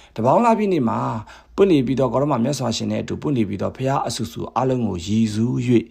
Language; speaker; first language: Burmese; native; Burmese